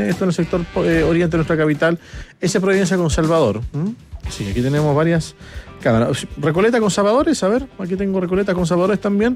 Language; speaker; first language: Spanish; native; Spanish